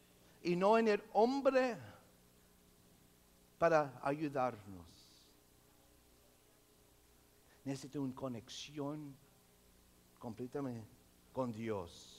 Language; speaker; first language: Spanish; non-native, local second language; English